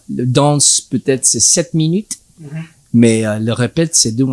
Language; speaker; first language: French; non-native, learner; English